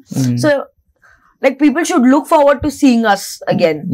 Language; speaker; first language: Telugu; non-native, local second language; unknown